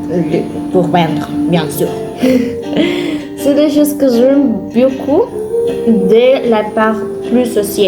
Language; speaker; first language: French; non-native, learner; Spanish